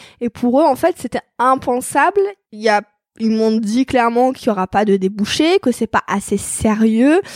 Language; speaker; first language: French; non-native, local second language; Arabic